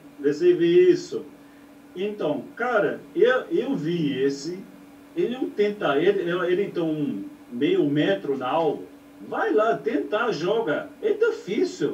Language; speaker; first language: Portuguese; non-native, learner; English